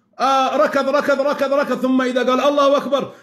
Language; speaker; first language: Arabic; native; Arabic